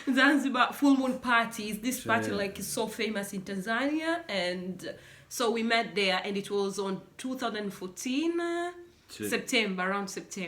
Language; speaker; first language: English; non-native, local second language; Swahili